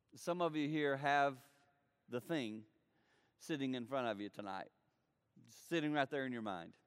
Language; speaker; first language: English; native; English